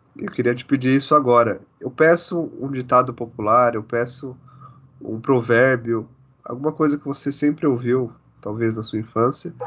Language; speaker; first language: Portuguese; native; Portuguese